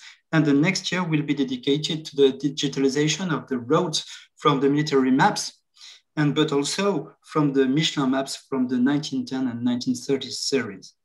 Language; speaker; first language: English; non-native, fluent; French